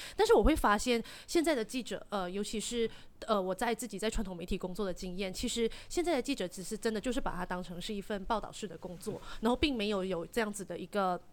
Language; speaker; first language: Chinese; native; Chinese